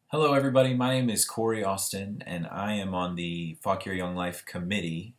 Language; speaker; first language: English; native; English